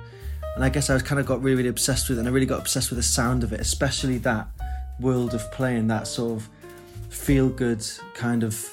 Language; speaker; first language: English; native; English